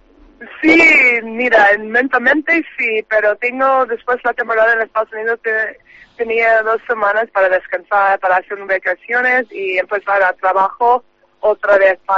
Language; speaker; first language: Spanish; non-native, learner; English